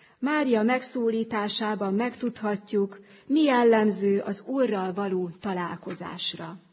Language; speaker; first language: Hungarian; native; Hungarian